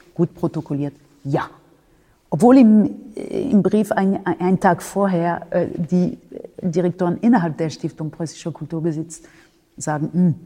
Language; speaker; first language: German; non-native, fluent; French